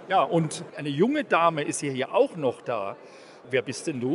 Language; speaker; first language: German; native; German